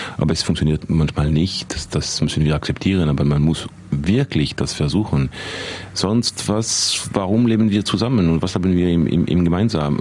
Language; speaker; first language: German; non-native, local second language; French